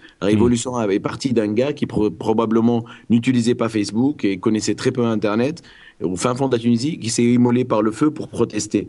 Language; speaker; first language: French; non-native, local second language; Arabic